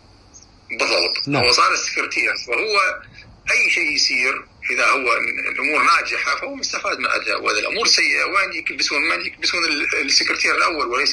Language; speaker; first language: Arabic; native; Arabic